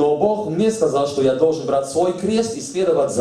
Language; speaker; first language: Russian; native; Russian